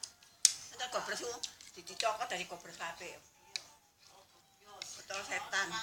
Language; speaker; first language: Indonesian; non-native, local second language; Javanese